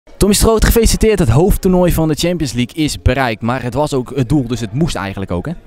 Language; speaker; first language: Dutch; native; Dutch